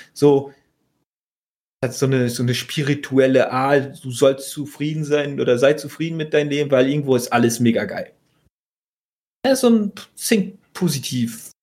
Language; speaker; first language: German; native; German